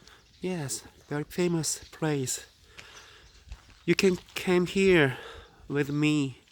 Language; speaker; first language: English; non-native, learner; Korean